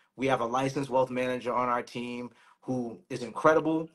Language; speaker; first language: English; native; English